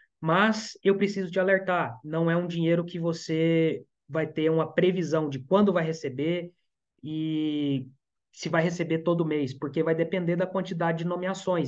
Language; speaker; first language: Portuguese; native; Portuguese